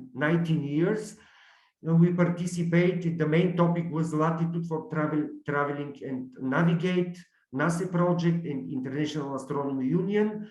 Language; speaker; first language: English; non-native, learner; Bulgarian